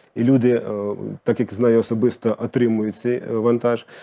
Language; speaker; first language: Ukrainian; non-native, local second language; Russian